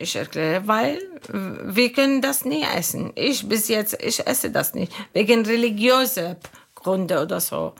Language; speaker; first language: German; non-native, fluent; Arabic